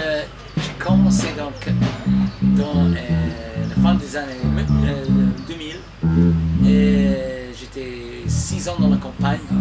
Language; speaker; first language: French; non-native, fluent; English